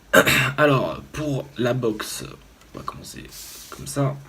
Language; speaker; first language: French; native; French